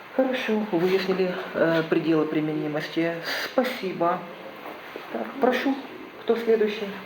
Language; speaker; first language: Russian; native; Russian